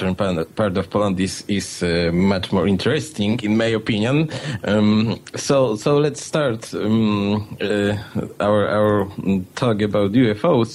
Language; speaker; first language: English; non-native, fluent; Polish